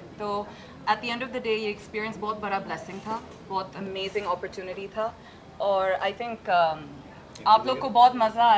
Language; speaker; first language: Hindi; non-native, local second language; English